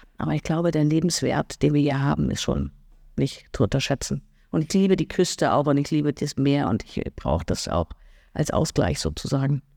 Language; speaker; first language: German; native; German